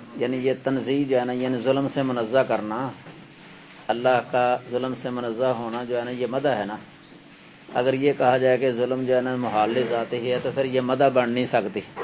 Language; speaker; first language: Urdu; non-native, local second language; Punjabi